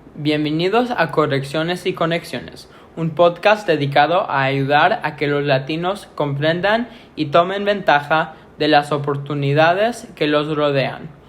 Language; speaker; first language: Spanish; early bilingual, other home language; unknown